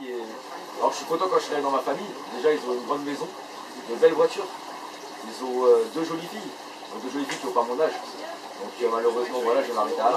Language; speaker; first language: French; native; French